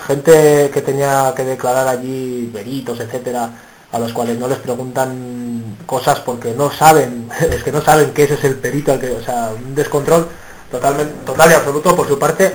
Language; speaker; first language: Spanish; native; Spanish